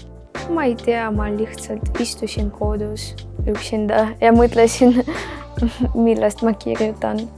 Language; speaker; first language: Estonian; non-native, local second language; Russian